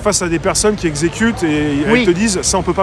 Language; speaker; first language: French; native; French